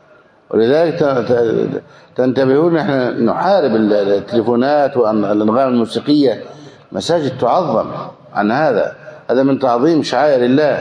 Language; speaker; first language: Arabic; native; Arabic